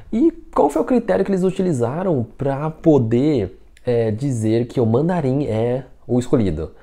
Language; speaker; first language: Portuguese; non-native, fluent; Chinese